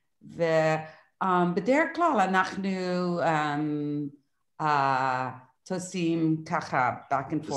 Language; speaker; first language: Hebrew; non-native, learner; English